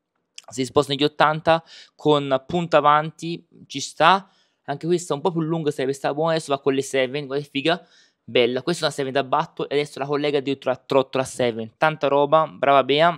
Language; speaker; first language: Italian; native; Italian